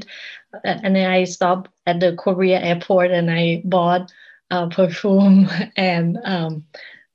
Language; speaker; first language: English; non-native, learner; Thai